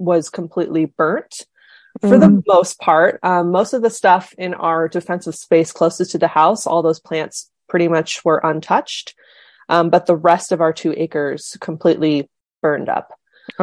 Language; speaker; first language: English; native; English